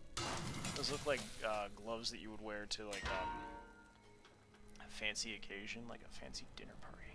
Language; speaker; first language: English; native; English